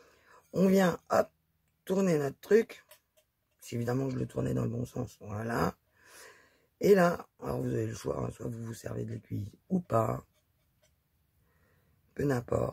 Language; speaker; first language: French; native; French